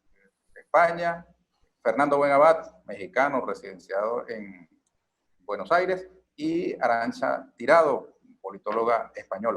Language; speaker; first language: Spanish; native; Spanish